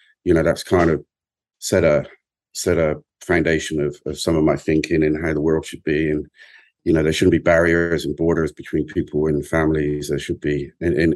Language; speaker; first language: English; native; English